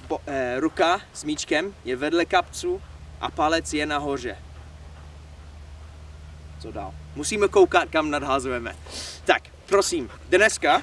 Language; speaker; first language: Czech; non-native, learner; English